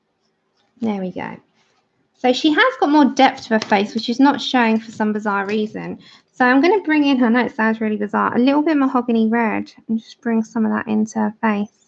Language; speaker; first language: English; native; English